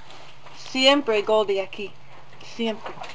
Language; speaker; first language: Spanish; non-native, learner; English